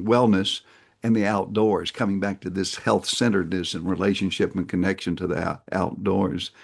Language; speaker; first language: English; native; English